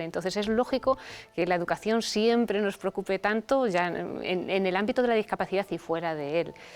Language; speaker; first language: Spanish; native; Spanish